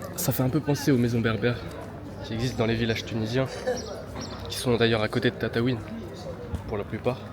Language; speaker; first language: French; native; French